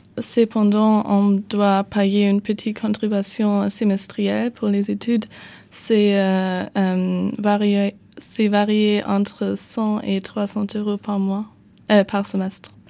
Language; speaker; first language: French; non-native, learner; German